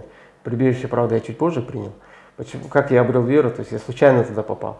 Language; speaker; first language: Russian; native; Russian